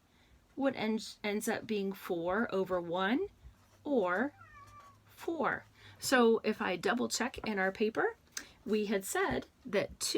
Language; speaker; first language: English; native; English